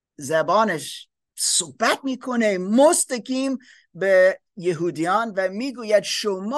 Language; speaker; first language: Persian; non-native, learner; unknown